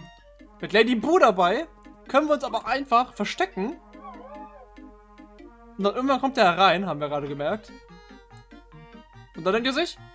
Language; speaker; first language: German; native; German